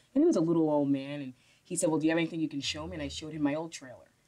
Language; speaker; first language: English; native; English